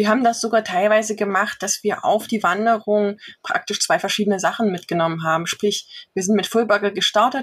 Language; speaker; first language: German; native; German